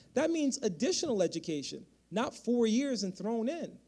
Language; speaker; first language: English; native; English